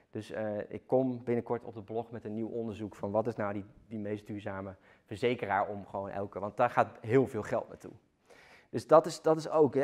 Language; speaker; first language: Dutch; native; Dutch